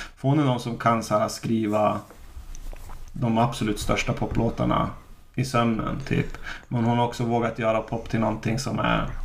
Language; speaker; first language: Swedish; native; Swedish